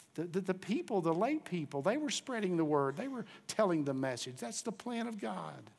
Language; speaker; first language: English; native; English